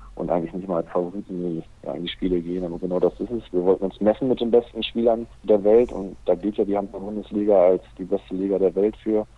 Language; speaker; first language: German; native; German